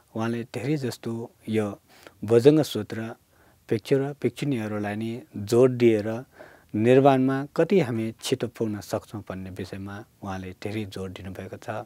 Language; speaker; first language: Nepali; non-native, local second language; Newari